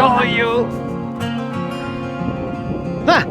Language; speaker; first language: English; non-native, fluent; Indonesian